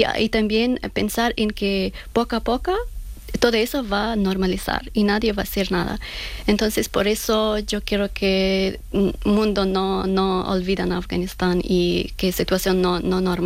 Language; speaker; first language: Spanish; non-native, learner; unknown